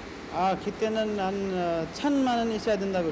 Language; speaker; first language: Korean; non-native, learner; Nepali